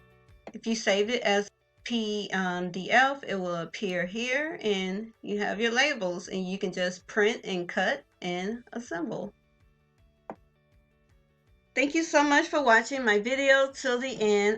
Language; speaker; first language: English; native; English